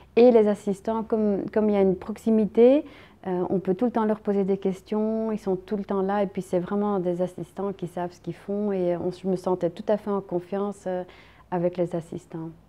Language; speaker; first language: French; native; French